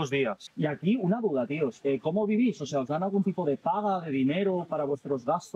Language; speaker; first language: Spanish; native; Spanish